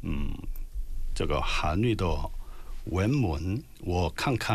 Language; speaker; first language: Chinese; non-native, learner; Korean